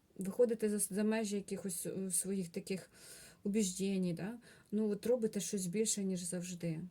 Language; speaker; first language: Ukrainian; non-native, local second language; Russian